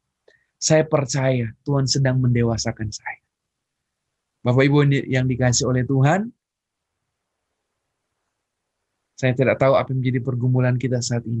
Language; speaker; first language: Indonesian; native; Indonesian